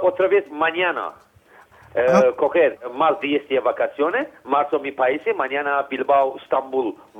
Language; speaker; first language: Spanish; non-native, learner; Azerbaijani